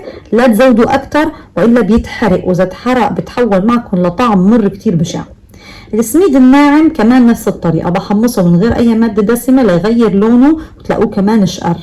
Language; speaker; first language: Arabic; native; Arabic